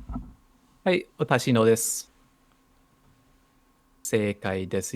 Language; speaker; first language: Japanese; non-native, learner; English